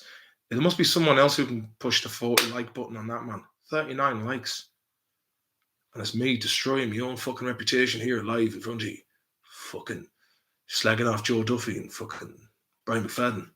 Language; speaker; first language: English; native; English